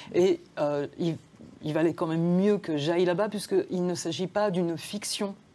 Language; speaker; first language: French; native; French